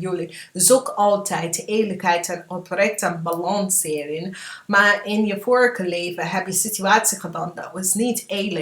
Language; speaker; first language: Dutch; non-native, fluent; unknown